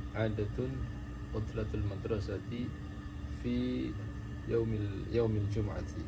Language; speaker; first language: Arabic; non-native, learner; Indonesian